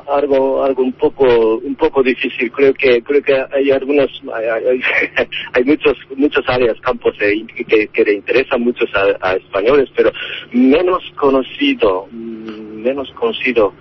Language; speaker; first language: Spanish; non-native, learner; Japanese